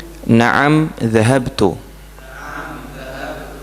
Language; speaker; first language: Arabic; non-native, fluent; Indonesian